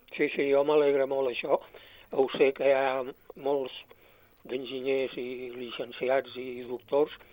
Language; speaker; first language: Catalan; native; Catalan